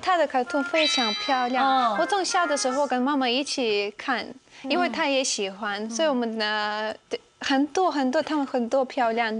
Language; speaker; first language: Chinese; non-native, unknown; Russian